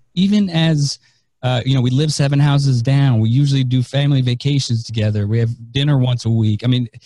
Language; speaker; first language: English; native; English